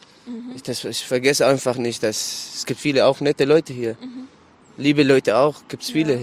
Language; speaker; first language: German; non-native, learner; Arabic